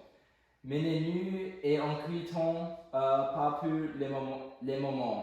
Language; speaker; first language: French; non-native, learner; English